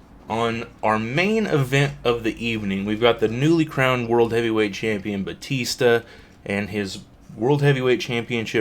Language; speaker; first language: English; native; English